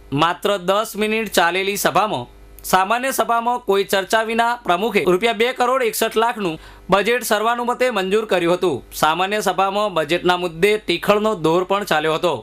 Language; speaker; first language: Gujarati; native; Gujarati